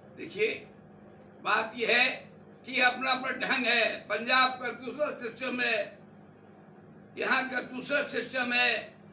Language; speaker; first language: Urdu; native; Urdu